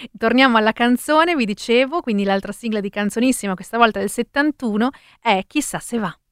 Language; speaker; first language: Italian; early bilingual, other home language; Spanish